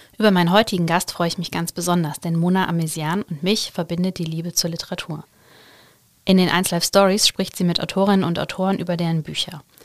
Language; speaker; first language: German; native; German